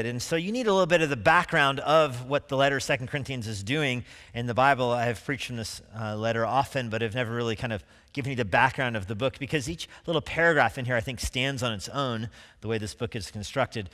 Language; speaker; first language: English; native; English